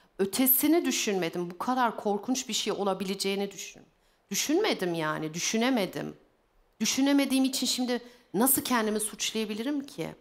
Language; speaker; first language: Turkish; early bilingual, heritage; Turkish